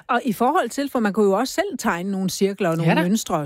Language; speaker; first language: Danish; native; Danish